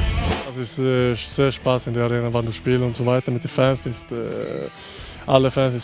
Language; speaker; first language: German; non-native, learner; Swedish